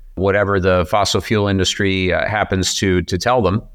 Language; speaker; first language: English; native; English